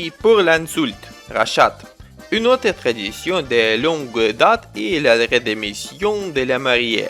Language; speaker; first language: French; non-native, fluent; Ukrainian